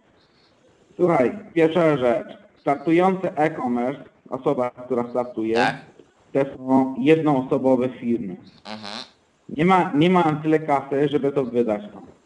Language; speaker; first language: Polish; non-native, fluent; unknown